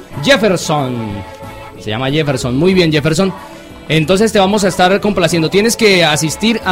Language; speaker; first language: Spanish; native; Spanish